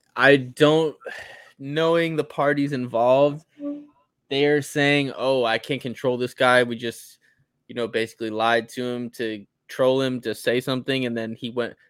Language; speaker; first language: English; native; English